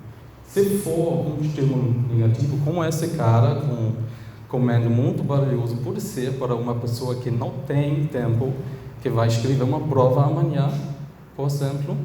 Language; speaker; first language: Portuguese; non-native, fluent; German